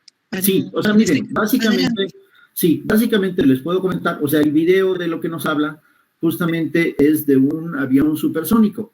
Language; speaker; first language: Spanish; native; Spanish